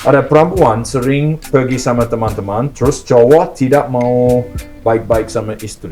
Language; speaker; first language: Indonesian; non-native, learner; English